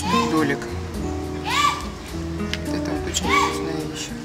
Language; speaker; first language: Russian; native; Russian